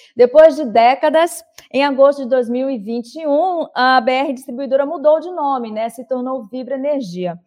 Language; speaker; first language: Portuguese; native; Portuguese